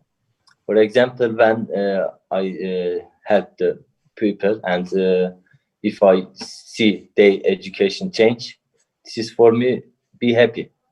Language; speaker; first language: English; non-native, learner; Turkish